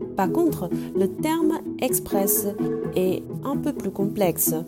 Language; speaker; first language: French; non-native, fluent; Chinese